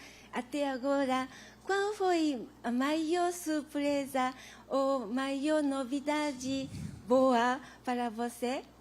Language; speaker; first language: Portuguese; non-native, learner; Japanese